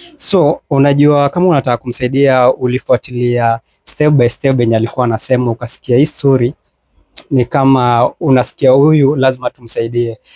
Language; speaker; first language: Swahili; native; Swahili